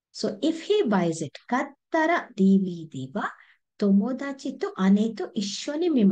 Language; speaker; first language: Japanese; non-native, fluent; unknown